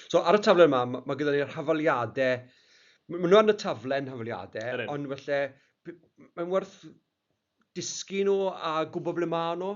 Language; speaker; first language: Welsh; native; Welsh